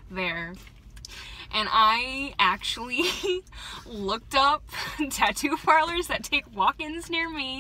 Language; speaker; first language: English; native; English